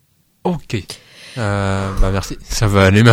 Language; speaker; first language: French; native; French